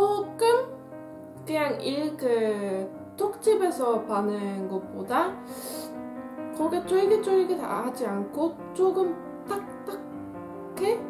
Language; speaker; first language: Korean; non-native, learner; Dutch